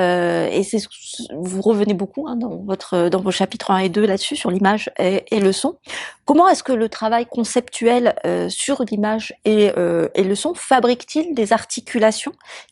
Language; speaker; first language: French; native; French